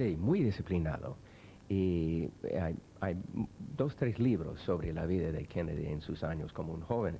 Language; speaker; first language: Spanish; non-native, fluent; English